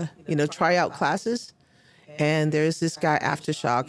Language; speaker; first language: English; non-native, local second language; Cantonese